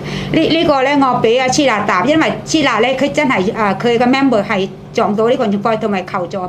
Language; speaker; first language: Cantonese; non-native, fluent; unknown